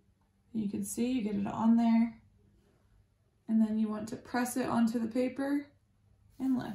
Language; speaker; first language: English; native; English